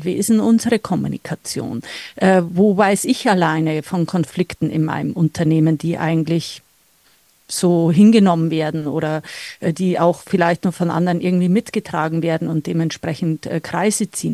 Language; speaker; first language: German; native; German